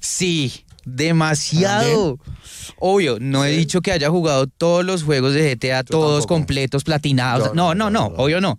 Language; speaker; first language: Spanish; native; Spanish